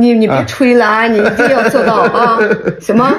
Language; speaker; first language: Chinese; non-native, fluent; Russian